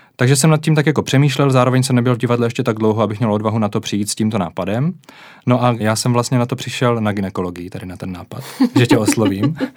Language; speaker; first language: Czech; native; Czech